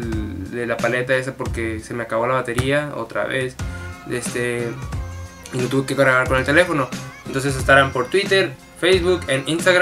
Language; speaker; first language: Spanish; native; Spanish